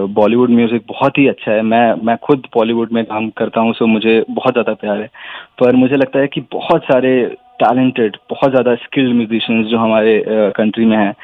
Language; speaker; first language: Hindi; native; Hindi